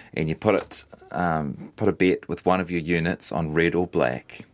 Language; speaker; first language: English; native; English